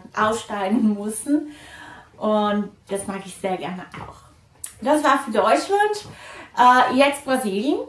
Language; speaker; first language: German; non-native, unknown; Portuguese